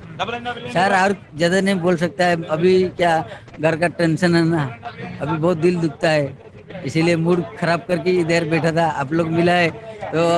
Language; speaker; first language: Hindi; non-native, local second language; Odia